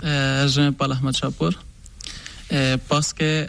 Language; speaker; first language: French; non-native, learner; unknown